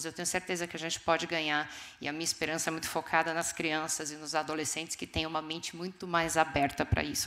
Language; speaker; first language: Portuguese; native; Portuguese